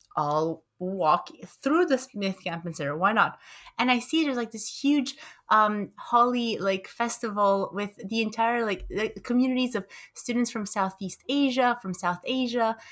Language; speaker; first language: English; early bilingual, other home language; Romanian